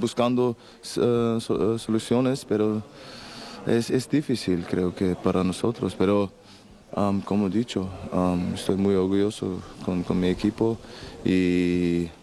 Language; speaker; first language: Spanish; non-native, learner; German